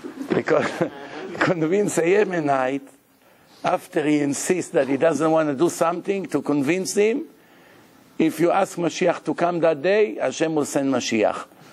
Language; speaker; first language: English; non-native, fluent; Hebrew